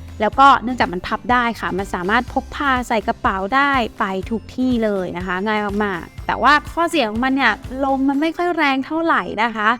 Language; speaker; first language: Thai; native; Thai